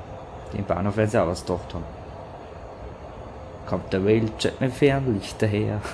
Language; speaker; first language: German; native; German